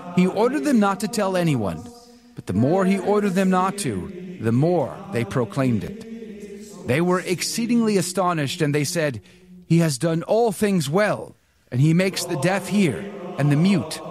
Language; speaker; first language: English; native; English